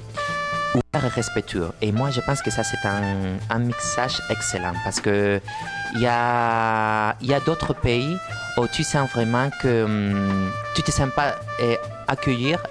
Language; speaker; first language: French; non-native, fluent; Spanish